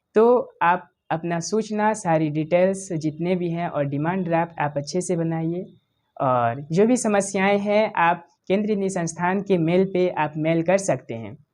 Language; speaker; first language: Hindi; native; Hindi